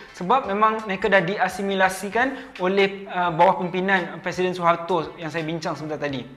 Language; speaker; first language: Malay; native; Malay